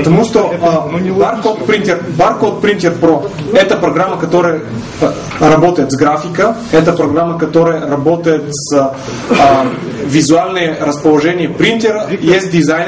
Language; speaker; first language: Russian; non-native, fluent; Bulgarian